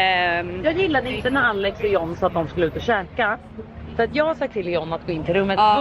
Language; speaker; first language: Swedish; native; Swedish